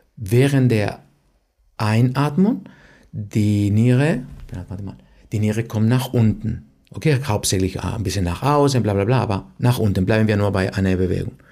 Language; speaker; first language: German; non-native, fluent; Spanish